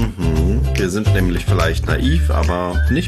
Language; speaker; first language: German; native; German